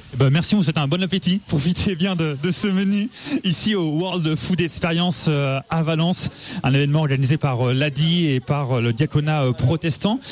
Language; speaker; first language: French; native; French